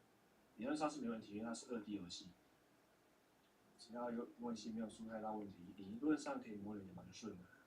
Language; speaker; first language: Chinese; native; Chinese